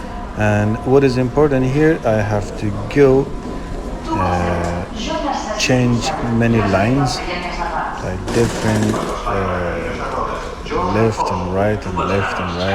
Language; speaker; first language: English; non-native, fluent; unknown